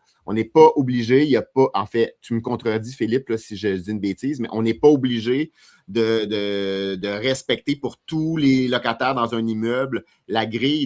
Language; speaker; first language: French; native; French